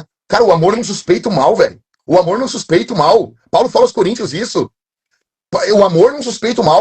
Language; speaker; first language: Portuguese; native; Portuguese